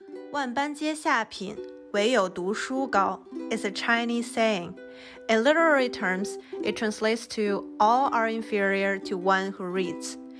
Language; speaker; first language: English; non-native, fluent; Chinese